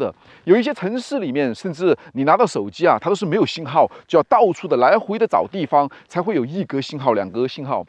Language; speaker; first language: Chinese; native; Chinese